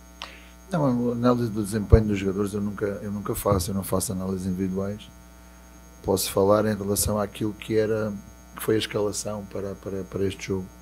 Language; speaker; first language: Portuguese; native; Portuguese